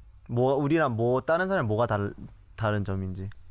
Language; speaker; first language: Korean; early bilingual, heritage; Korean